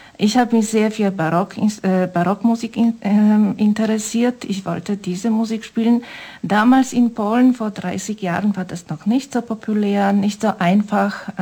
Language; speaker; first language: German; non-native, fluent; Polish